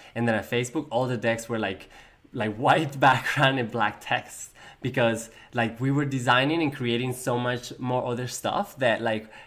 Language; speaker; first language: English; non-native, fluent; Spanish